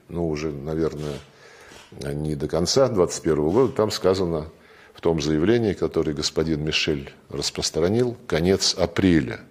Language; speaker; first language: Russian; native; Russian